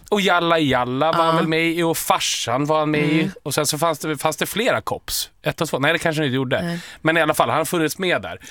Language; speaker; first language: Swedish; native; Swedish